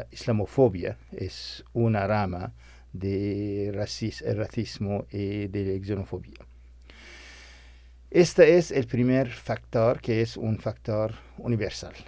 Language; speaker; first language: Spanish; non-native, fluent; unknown